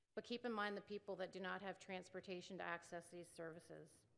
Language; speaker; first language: English; native; English